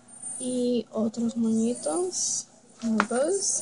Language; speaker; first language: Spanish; early bilingual, heritage; Spanish